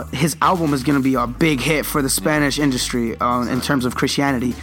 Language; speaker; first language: English; early bilingual, other home language; Spanish